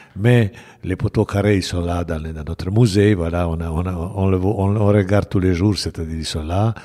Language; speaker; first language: French; non-native, fluent; Bosnian